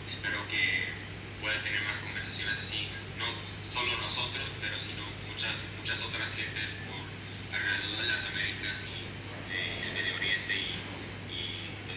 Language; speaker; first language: Spanish; non-native, fluent; English